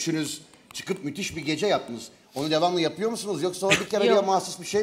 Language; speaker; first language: Turkish; native; Turkish